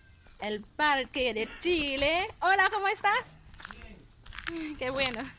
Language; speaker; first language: Spanish; non-native, learner; Haitian Creole